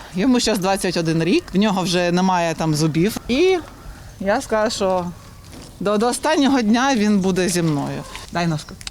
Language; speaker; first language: Ukrainian; native; Ukrainian